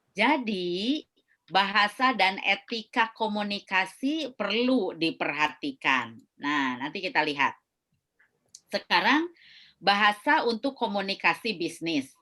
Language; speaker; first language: Indonesian; native; Indonesian